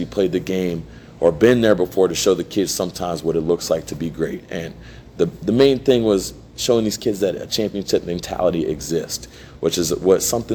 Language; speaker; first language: English; native; English